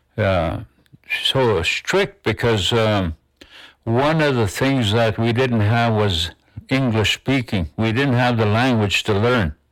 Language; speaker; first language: English; non-native, local second language; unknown